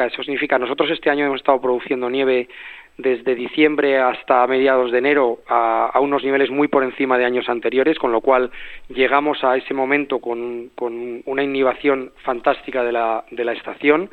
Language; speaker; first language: Spanish; native; Spanish